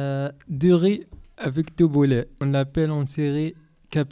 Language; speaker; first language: French; non-native, learner; Arabic